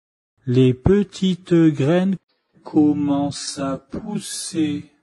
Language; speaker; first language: French; non-native, fluent; Chinese